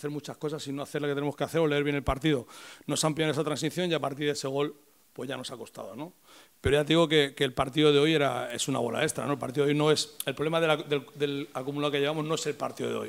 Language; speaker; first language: Spanish; native; Spanish